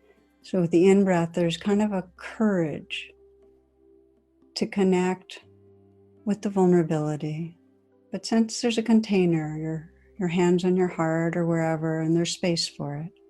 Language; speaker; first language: English; native; English